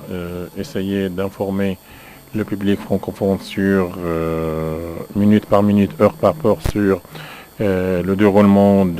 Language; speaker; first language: French; non-native, fluent; Arabic